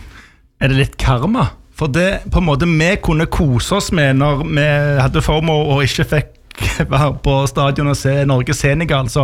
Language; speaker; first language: Norwegian; native; Norwegian